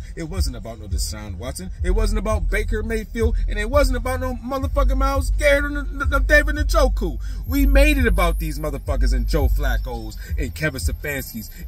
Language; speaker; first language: English; native; English